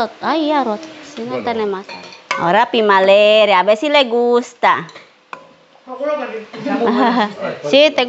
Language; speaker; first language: Spanish; non-native, learner; Indonesian